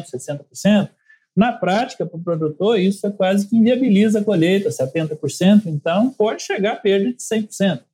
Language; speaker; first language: Portuguese; native; Portuguese